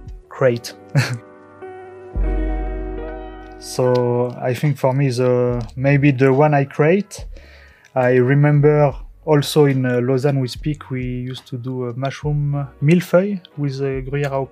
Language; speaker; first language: English; non-native, learner; French